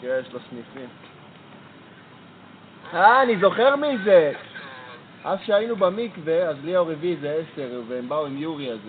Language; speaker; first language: Hebrew; native; Hebrew